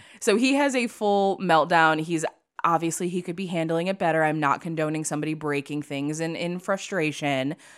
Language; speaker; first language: English; native; English